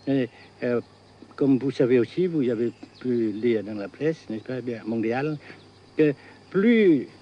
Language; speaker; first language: French; non-native, fluent; Vietnamese